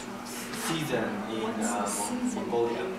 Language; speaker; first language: English; non-native, learner; Khmer